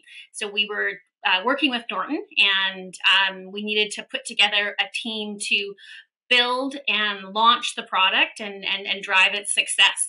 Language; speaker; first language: English; native; English